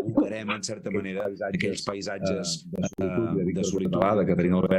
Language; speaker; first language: Catalan; native; Catalan